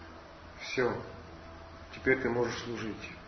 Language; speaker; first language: Russian; native; Russian